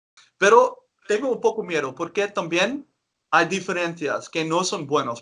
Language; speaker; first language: Spanish; non-native, learner; Dutch